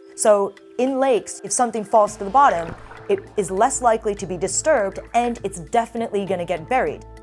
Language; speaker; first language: English; native; English